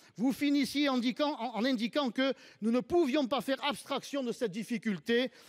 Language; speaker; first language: French; native; French